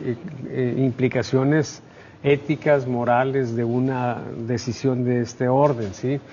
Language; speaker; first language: Spanish; native; Spanish